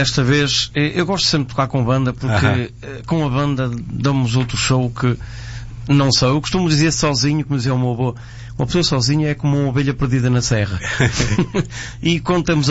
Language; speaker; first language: Portuguese; native; Portuguese